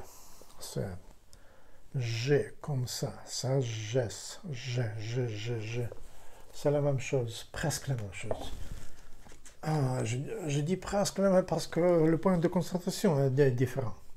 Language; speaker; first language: French; non-native, fluent; Ukrainian